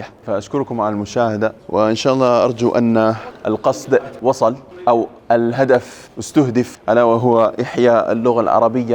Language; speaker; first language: Arabic; non-native, fluent; English